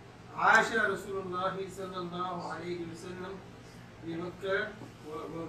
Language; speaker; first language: Arabic; non-native, learner; Urdu